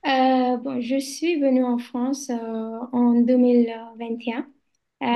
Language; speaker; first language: French; non-native, learner; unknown